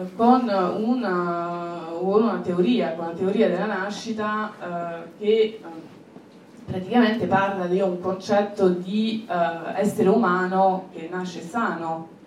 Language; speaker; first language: Italian; non-native, fluent; French